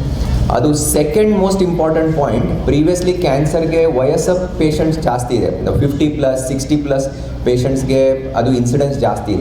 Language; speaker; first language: Kannada; non-native, fluent; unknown